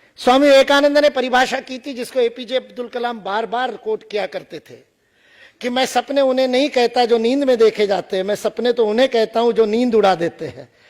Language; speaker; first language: Hindi; non-native, local second language; Marathi